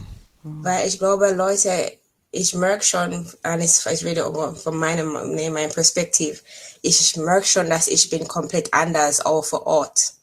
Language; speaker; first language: German; non-native, fluent; English